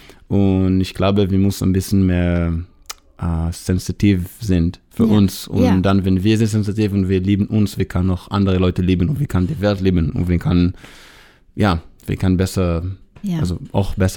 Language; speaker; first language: German; non-native, learner; Hebrew